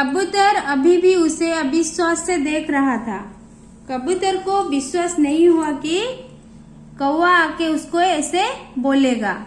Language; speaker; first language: Hindi; non-native, local second language; Odia